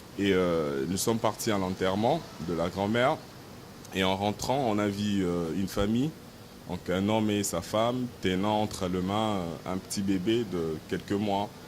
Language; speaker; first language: French; non-native, local second language; Lingala